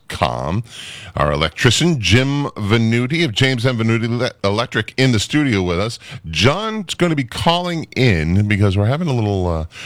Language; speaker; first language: English; native; English